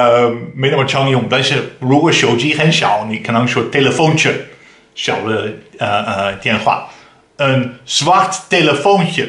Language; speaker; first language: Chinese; non-native, fluent; Dutch